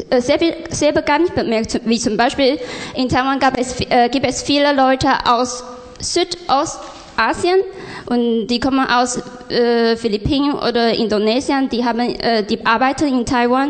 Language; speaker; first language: German; non-native, learner; Chinese